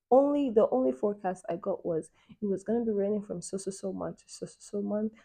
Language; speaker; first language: English; non-native, local second language; Yoruba